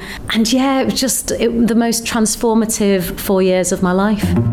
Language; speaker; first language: English; native; English